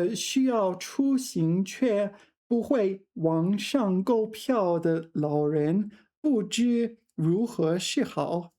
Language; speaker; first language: Chinese; non-native, fluent; English